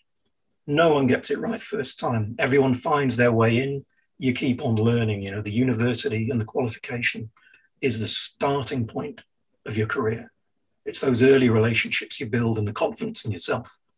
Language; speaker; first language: English; native; English